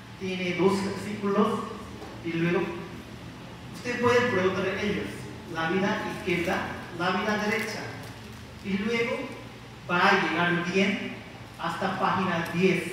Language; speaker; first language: Spanish; non-native, learner; Korean